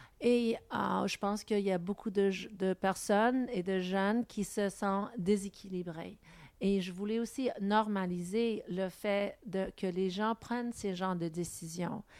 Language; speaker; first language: French; non-native, local second language; English